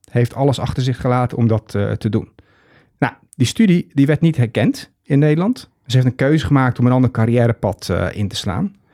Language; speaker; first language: Dutch; native; Dutch